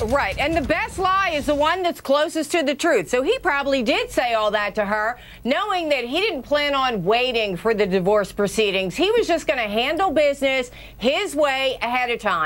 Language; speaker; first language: English; native; English